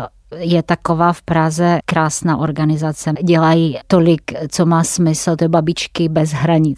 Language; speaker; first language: Czech; non-native, fluent; Russian